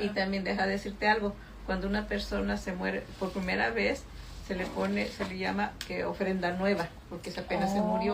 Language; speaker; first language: Spanish; native; Spanish